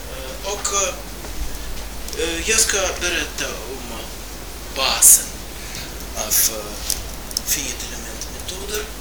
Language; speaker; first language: Swedish; non-native, fluent; Russian